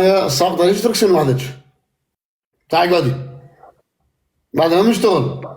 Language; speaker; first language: Arabic; native; Arabic